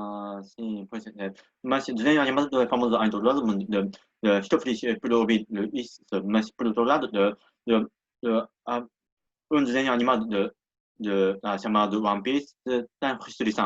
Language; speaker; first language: Portuguese; non-native, learner; Japanese